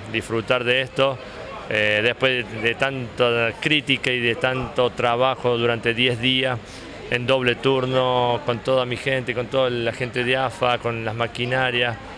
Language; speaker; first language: Spanish; native; Spanish